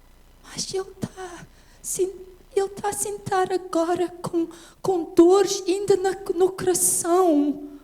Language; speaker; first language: Portuguese; early bilingual, heritage; English